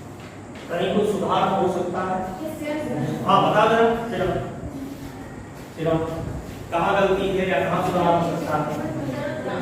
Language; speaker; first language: Hindi; native; Hindi